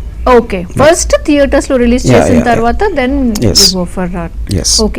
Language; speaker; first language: Telugu; native; Telugu